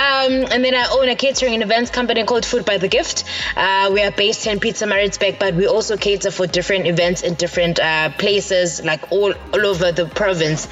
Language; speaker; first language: English; non-native, local second language; Zulu